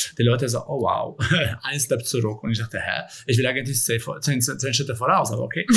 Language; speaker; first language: German; non-native, fluent; Polish